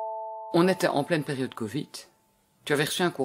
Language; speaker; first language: French; native; French